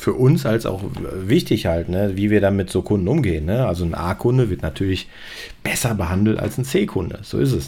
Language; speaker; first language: German; native; German